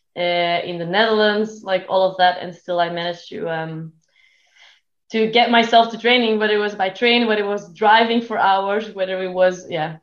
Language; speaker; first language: English; non-native, fluent; Dutch